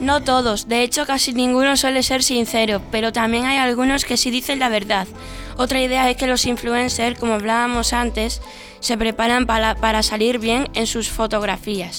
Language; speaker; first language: Spanish; native; Spanish